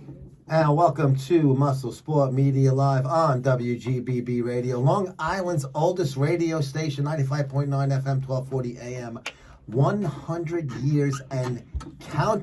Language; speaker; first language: English; native; English